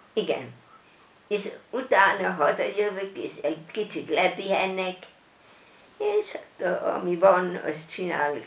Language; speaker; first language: Hungarian; non-native, local second language; German